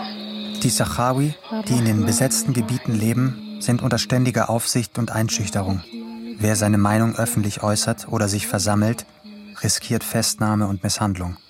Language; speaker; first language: German; native; German